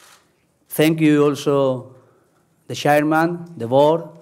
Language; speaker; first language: English; non-native, learner; Spanish